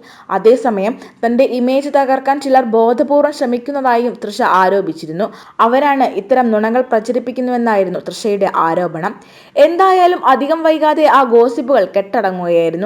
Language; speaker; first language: Malayalam; native; Malayalam